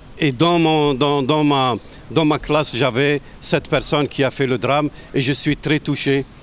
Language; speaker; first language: French; non-native, local second language; Arabic